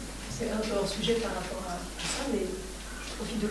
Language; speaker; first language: French; native; French